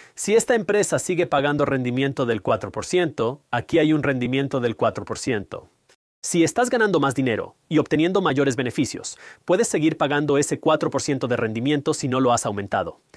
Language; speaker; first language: Spanish; non-native, fluent; Punjabi